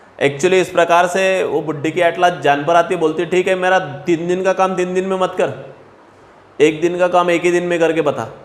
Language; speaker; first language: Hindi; non-native, local second language; Marathi